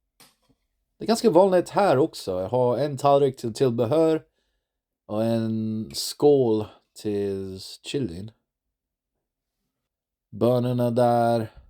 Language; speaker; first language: Swedish; non-native, learner; English